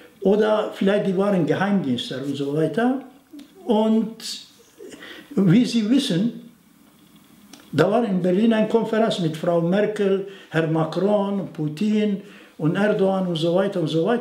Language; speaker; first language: German; non-native, fluent; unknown